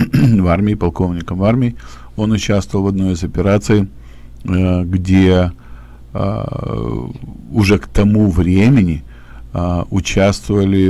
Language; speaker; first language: Russian; native; Russian